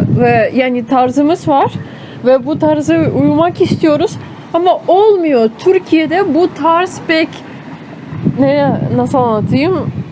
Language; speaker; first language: Turkish; non-native, fluent; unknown